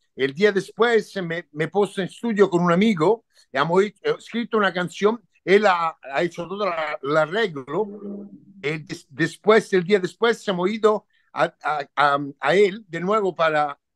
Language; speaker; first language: Spanish; non-native, learner; Italian